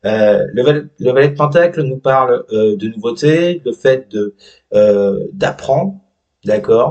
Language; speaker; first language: French; native; French